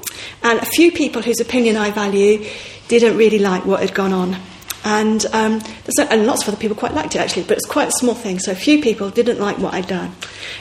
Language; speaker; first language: English; native; English